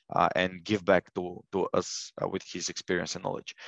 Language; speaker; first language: English; non-native, fluent; Bulgarian